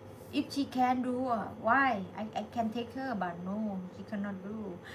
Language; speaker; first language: English; non-native, learner; Thai